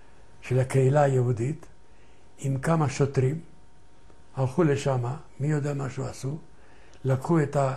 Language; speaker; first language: Hebrew; non-native, fluent; Ladino